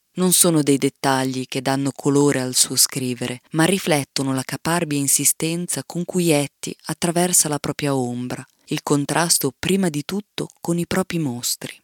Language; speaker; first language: Italian; native; Italian